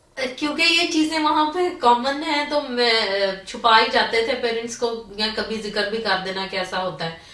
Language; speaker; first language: Urdu; native; Urdu